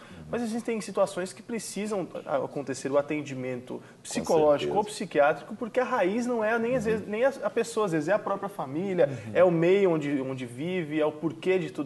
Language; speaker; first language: Portuguese; native; Portuguese